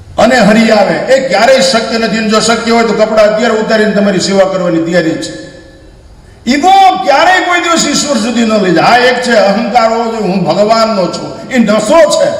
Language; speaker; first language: Gujarati; native; Gujarati